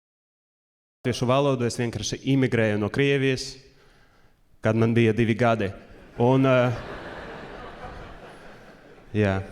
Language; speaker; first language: Latvian; early bilingual, other home language; Russian